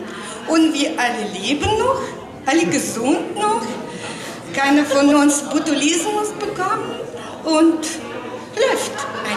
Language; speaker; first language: German; non-native, fluent; Russian